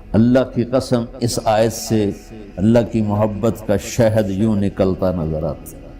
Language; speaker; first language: Urdu; non-native, local second language; Punjabi